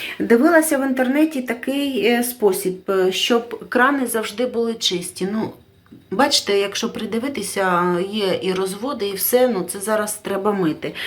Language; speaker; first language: Ukrainian; non-native, local second language; Russian